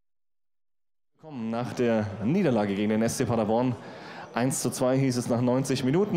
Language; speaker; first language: German; native; German